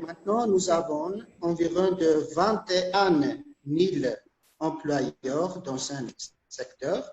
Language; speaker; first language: French; non-native, fluent; Armenian